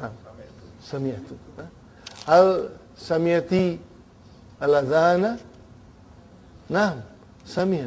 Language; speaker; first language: Arabic; non-native, fluent; Bangla